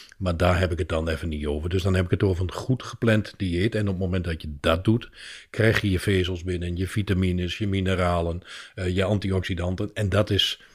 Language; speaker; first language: Dutch; native; Dutch